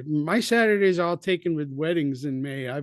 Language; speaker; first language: English; native; English